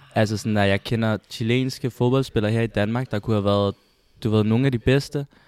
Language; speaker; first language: Danish; early bilingual, other home language; Spanish